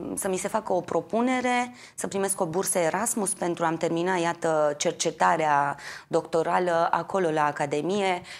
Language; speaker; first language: Romanian; native; Romanian